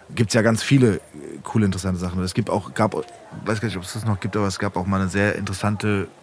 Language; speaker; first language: German; native; German